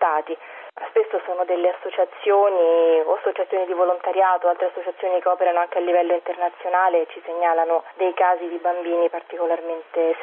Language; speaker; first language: Italian; native; Italian